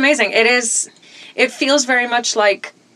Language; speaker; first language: English; native; English